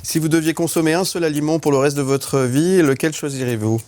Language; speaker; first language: French; native; French